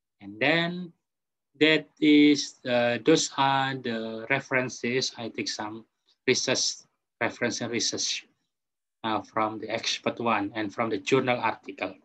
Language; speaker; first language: English; non-native, fluent; Indonesian